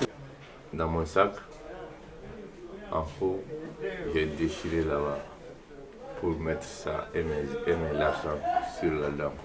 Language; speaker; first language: French; non-native, local second language; Bambara